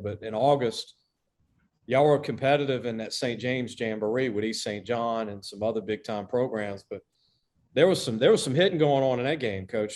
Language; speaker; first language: English; native; English